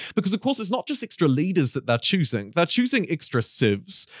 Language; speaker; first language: English; native; English